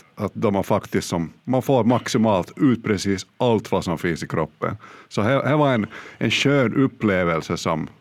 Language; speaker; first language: Swedish; native; Swedish